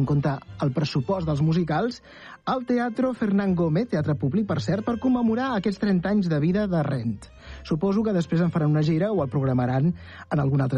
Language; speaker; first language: Catalan; native; Catalan